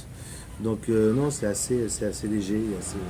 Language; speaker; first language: French; native; French